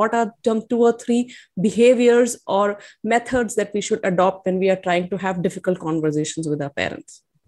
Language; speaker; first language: English; non-native, local second language; Hindi